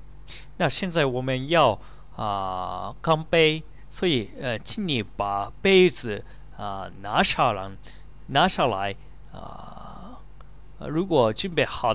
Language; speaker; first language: Chinese; non-native, learner; Japanese